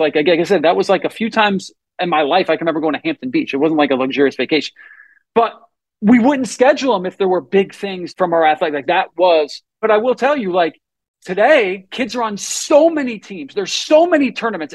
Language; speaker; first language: English; native; English